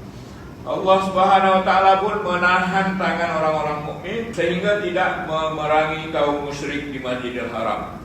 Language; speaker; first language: Malay; native; Malay